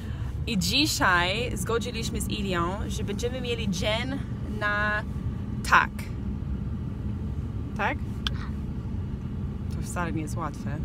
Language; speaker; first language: Polish; early bilingual, heritage; Polish